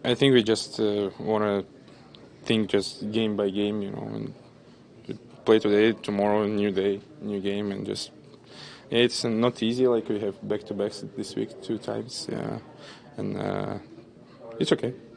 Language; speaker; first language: English; non-native, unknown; Russian